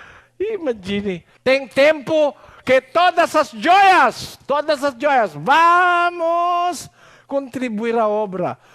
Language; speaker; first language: Portuguese; non-native, learner; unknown